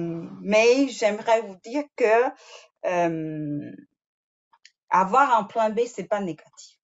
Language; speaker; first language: French; non-native, fluent; Chinese